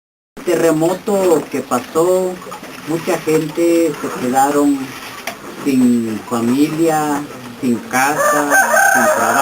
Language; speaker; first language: Spanish; non-native, local second language; Kʼicheʼ